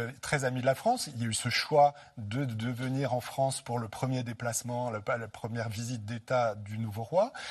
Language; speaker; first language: French; native; French